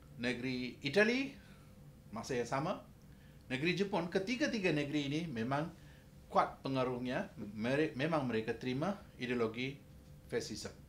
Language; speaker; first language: Malay; non-native, local second language; Tamil